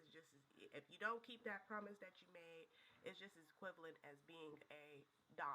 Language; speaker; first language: English; native; English